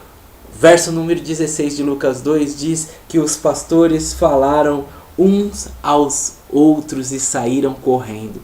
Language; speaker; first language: Portuguese; native; Portuguese